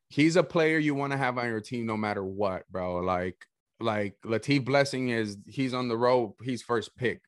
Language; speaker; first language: English; early bilingual, other home language; Spanish